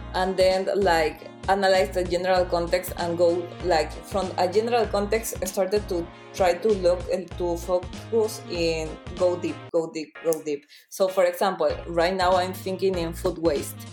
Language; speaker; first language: English; non-native, fluent; Spanish